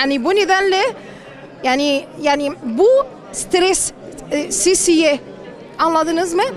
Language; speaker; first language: Turkish; non-native, learner; Arabic